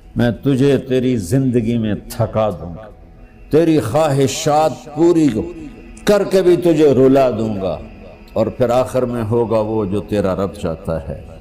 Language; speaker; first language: Urdu; non-native, local second language; Punjabi